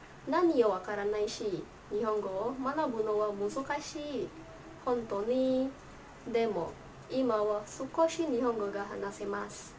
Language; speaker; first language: Japanese; non-native, learner; Malay